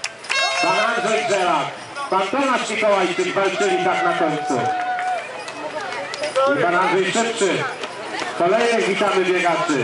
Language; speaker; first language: Polish; native; Polish